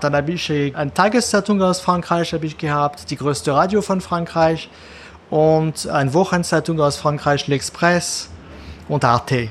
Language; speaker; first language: German; non-native, fluent; French